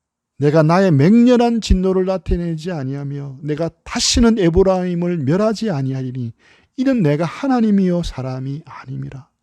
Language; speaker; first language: Korean; native; Korean